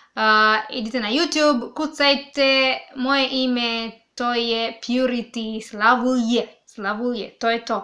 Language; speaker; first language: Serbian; non-native, learner; English